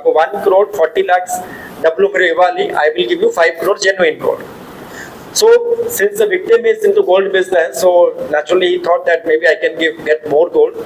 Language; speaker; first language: English; non-native, local second language; Telugu